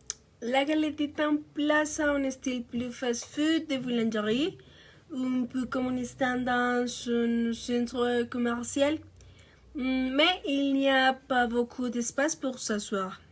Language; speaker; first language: French; non-native, learner; Spanish